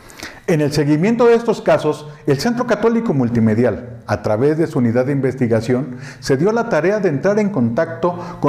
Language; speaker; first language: Spanish; native; Spanish